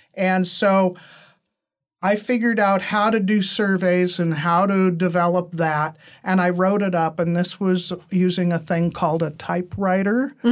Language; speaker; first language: English; native; English